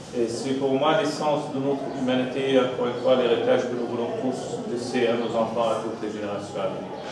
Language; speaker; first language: French; non-native, fluent; Arabic